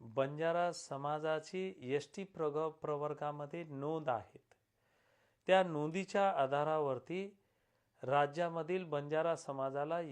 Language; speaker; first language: Marathi; non-native, local second language; Lambadi